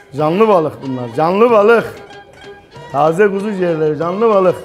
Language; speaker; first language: Turkish; native; Turkish